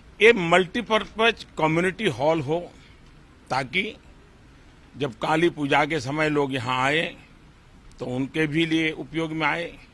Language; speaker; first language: Hindi; non-native, local second language; Gujarati